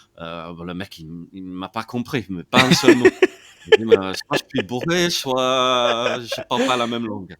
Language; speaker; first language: French; non-native, fluent; English